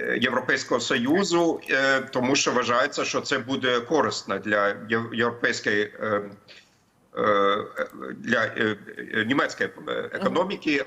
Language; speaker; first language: Ukrainian; non-native, fluent; German